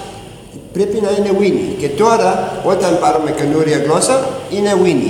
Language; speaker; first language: Greek; non-native, learner; English